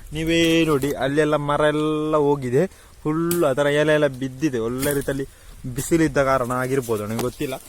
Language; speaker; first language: Kannada; native; Kannada